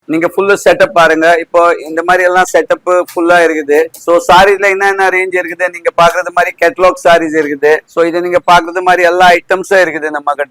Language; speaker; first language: Tamil; non-native, fluent; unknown